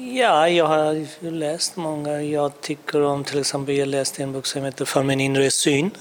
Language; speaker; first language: Swedish; non-native, fluent; Urdu